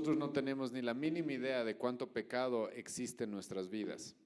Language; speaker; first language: Spanish; native; Spanish